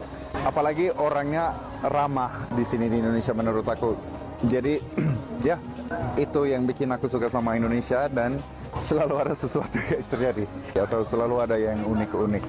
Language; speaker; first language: Indonesian; non-native, fluent; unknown